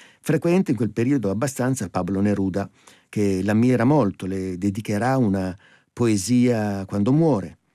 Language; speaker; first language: Italian; native; Italian